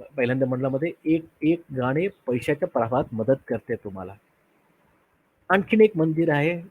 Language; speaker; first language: Marathi; non-native, local second language; Tamil